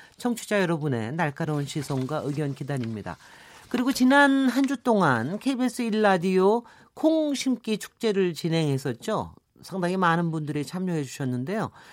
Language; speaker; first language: Korean; native; Korean